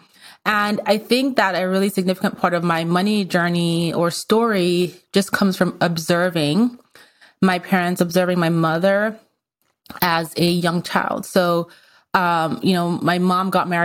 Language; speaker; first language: English; non-native, local second language; Yoruba